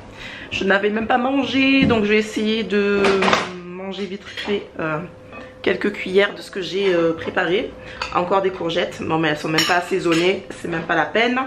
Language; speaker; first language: French; native; French